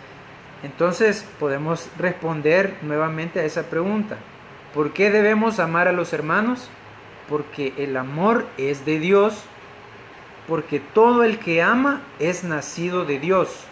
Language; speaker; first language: Spanish; native; Spanish